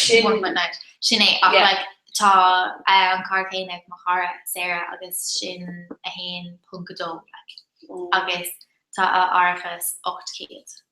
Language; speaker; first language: Irish; non-native, local second language; English